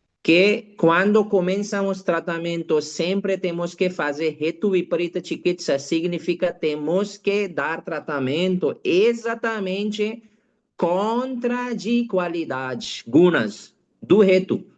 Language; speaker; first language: Portuguese; non-native, learner; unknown